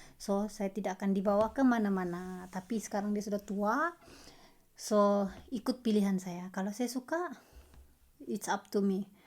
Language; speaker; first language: Malay; native; Malay